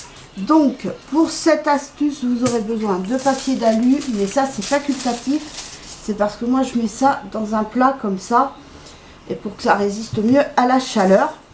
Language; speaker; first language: French; native; French